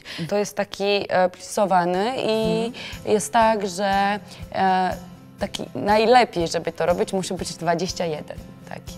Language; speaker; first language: Polish; non-native, learner; Georgian